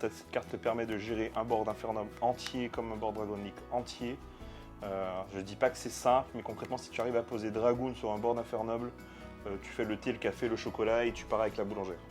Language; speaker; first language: French; native; French